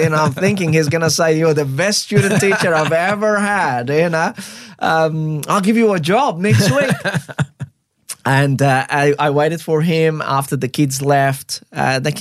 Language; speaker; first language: English; non-native, fluent; Arabic